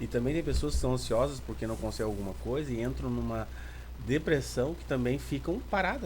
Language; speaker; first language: Portuguese; native; Portuguese